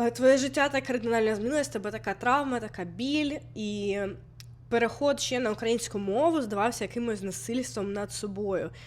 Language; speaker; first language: Ukrainian; non-native, local second language; Russian